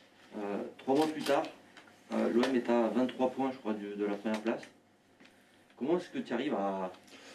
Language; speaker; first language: French; native; French